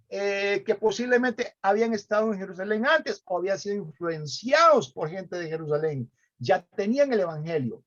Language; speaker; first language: Spanish; native; Spanish